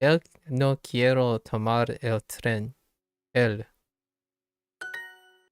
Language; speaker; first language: Spanish; non-native, learner; English